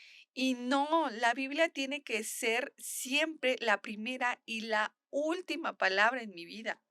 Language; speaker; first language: Spanish; native; Spanish